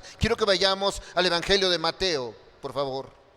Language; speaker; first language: Spanish; native; Spanish